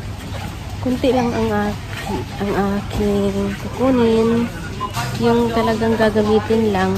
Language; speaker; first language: Filipino; native; Filipino